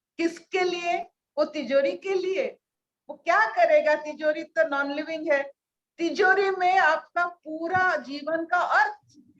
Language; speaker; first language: Hindi; non-native, local second language; Odia